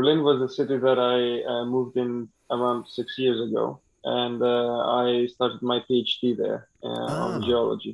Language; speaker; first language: English; non-native, fluent; Greek